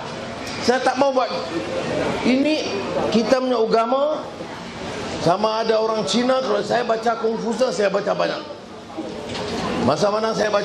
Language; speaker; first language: Malay; native; Malay